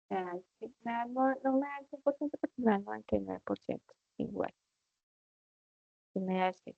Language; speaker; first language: Spanish; native; Spanish